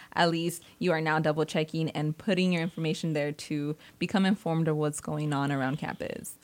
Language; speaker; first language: English; native; English